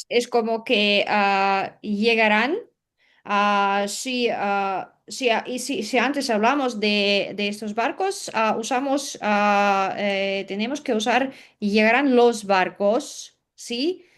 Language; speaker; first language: Spanish; non-native, learner; Russian